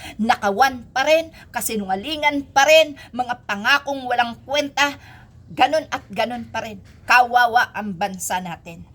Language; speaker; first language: Filipino; native; Filipino